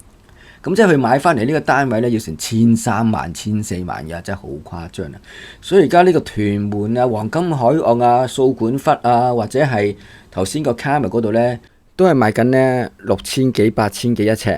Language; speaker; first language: Cantonese; native; Cantonese